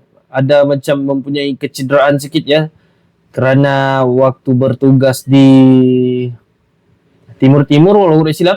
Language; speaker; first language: Malay; native; Malay